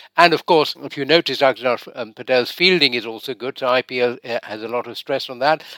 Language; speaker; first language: English; non-native, local second language; Bangla